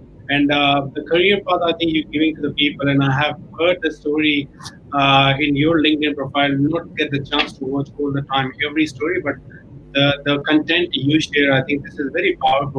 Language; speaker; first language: English; non-native, local second language; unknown